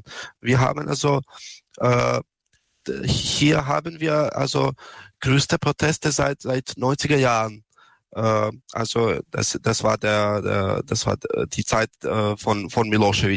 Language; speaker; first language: German; non-native, learner; Serbian